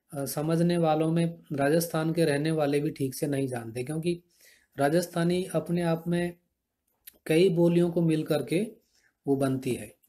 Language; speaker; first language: Hindi; native; Hindi